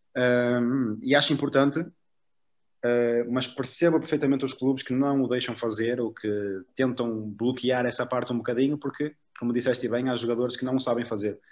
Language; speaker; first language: Portuguese; native; Portuguese